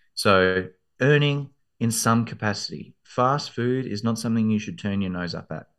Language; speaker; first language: English; native; English